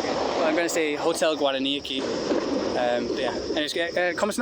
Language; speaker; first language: Spanish; non-native, learner; English